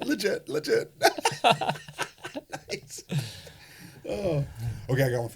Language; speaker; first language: English; native; English